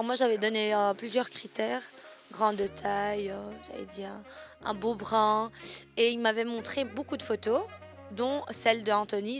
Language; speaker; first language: French; native; French